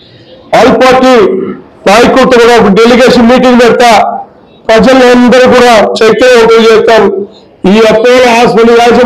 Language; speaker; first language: Telugu; native; Telugu